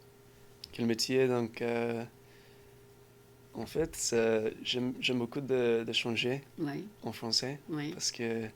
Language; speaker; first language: French; non-native, learner; English